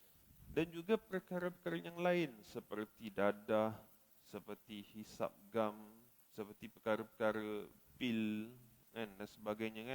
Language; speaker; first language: Malay; native; Malay